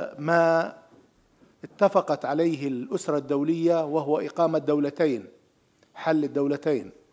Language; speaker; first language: Arabic; native; Arabic